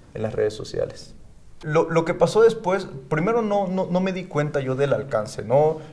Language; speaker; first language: Spanish; native; Spanish